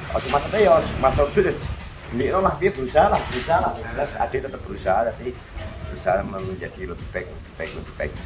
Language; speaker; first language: Indonesian; native; Indonesian